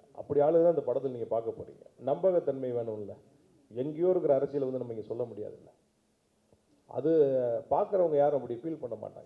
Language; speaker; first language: Tamil; native; Tamil